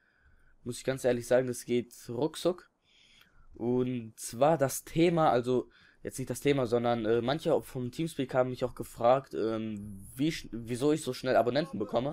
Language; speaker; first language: German; native; German